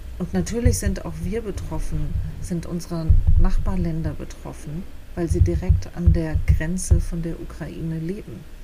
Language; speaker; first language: German; native; German